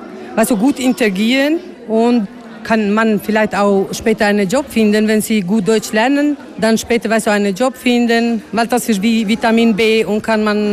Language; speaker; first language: German; non-native, learner; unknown